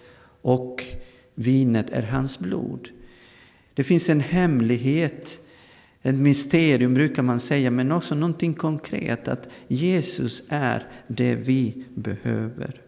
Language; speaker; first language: Swedish; non-native, fluent; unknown